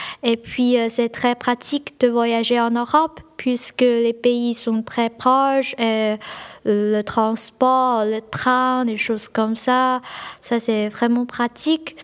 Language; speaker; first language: French; non-native, fluent; Chinese